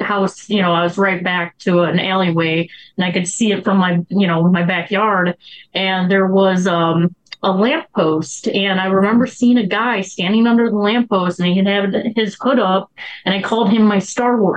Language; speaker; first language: English; native; English